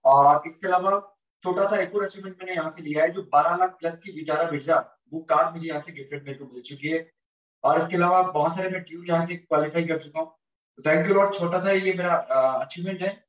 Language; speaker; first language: Hindi; native; Hindi